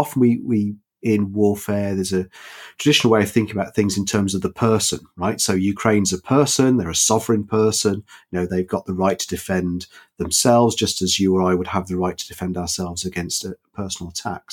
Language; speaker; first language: English; native; English